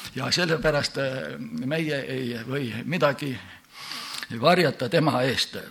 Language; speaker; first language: Estonian; native; Estonian